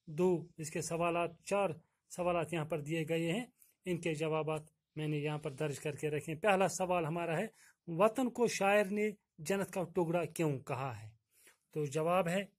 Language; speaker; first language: Urdu; non-native, local second language; Kashmiri